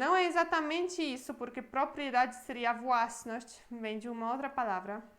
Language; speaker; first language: Portuguese; non-native, fluent; Polish